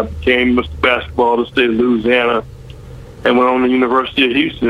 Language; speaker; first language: English; native; English